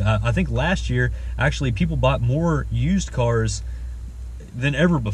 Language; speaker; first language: English; native; English